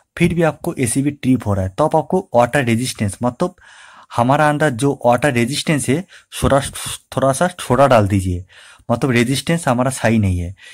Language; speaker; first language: Hindi; non-native, local second language; Bangla